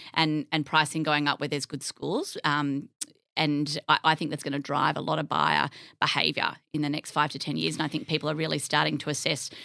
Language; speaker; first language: English; native; English